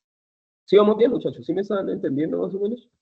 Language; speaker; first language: Spanish; native; Spanish